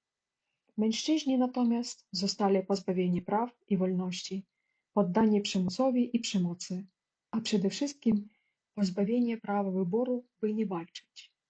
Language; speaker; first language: Polish; non-native, fluent; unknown